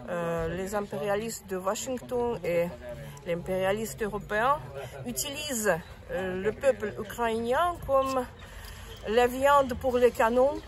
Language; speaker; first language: French; non-native, fluent; Russian